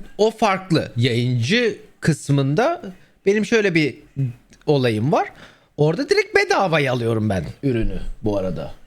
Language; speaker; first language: Turkish; native; Turkish